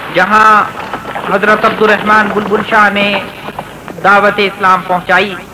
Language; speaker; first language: Urdu; native; Urdu